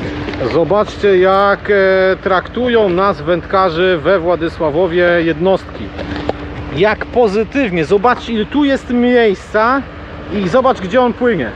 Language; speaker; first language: Polish; native; Polish